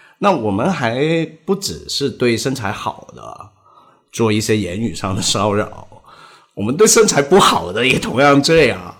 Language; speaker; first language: Chinese; non-native, local second language; Cantonese